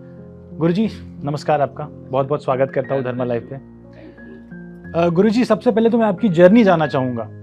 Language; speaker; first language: Hindi; native; Hindi